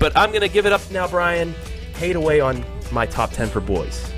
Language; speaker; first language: English; native; English